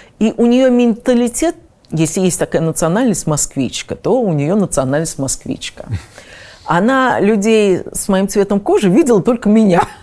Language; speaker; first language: Russian; native; Russian